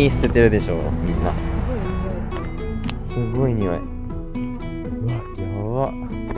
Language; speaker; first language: Japanese; native; Japanese